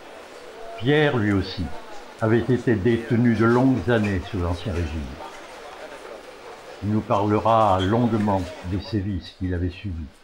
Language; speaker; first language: French; native; French